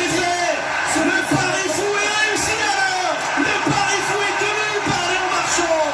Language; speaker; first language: French; native; French